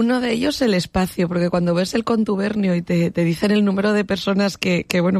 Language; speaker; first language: Spanish; native; Spanish